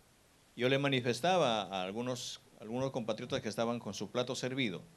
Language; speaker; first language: Spanish; native; Spanish